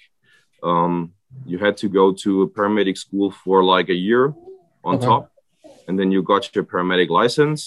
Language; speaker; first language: English; non-native, fluent; German